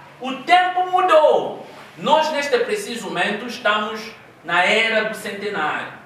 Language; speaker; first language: Portuguese; non-native, local second language; Kongo